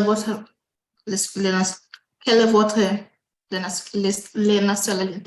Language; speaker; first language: French; non-native, learner; Portuguese